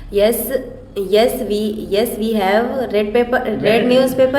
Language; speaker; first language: English; non-native, learner; Hindi